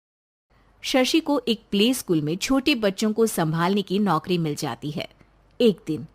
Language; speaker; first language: Hindi; native; Hindi